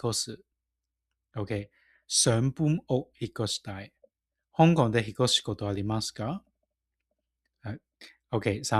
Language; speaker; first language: Japanese; non-native, fluent; Cantonese